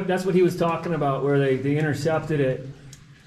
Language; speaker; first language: English; native; English